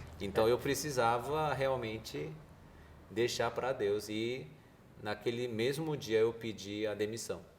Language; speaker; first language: Portuguese; early bilingual, other home language; Korean